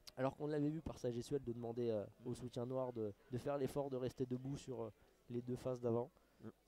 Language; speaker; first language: French; native; French